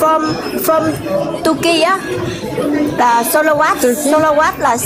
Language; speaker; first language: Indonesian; non-native, learner; Vietnamese